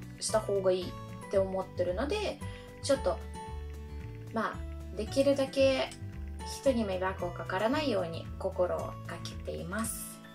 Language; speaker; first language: Japanese; non-native, fluent; Russian